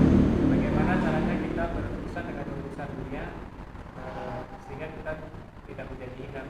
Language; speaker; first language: Indonesian; native; Indonesian